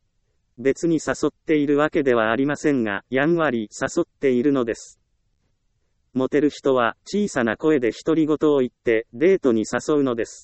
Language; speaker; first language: Japanese; native; Japanese